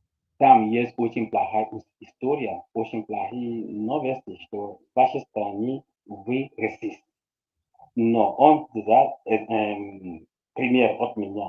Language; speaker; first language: Russian; non-native, learner; English